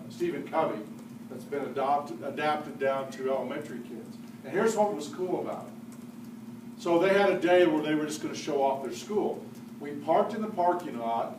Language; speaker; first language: English; native; English